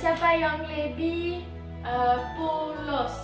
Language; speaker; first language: Indonesian; non-native, learner; French